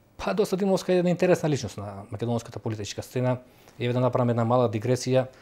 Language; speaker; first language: Macedonian; native; Macedonian